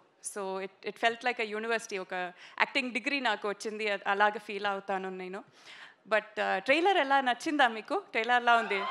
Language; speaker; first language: Telugu; non-native, learner; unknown